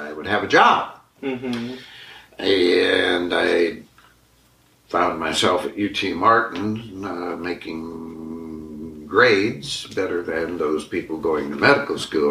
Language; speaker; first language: English; native; English